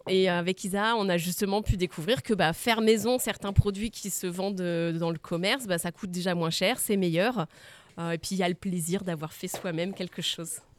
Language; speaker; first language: French; native; French